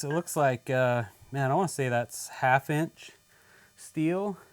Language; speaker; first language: English; native; English